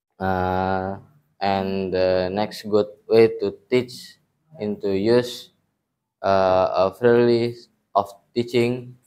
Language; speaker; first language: English; non-native, learner; Indonesian